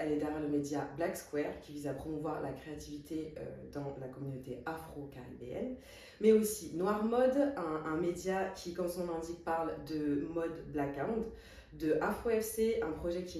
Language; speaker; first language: French; native; French